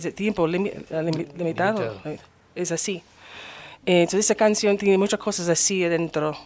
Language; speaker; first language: Spanish; non-native, learner; English